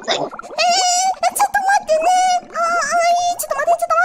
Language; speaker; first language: Japanese; non-native, learner; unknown